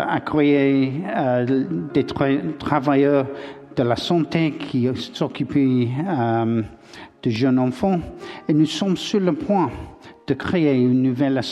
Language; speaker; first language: French; non-native, learner; English